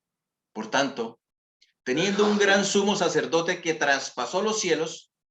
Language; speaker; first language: Spanish; native; Spanish